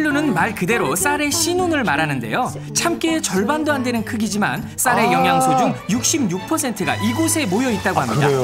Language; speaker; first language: Korean; native; Korean